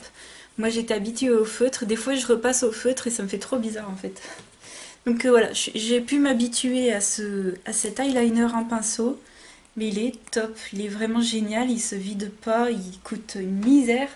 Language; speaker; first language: French; native; French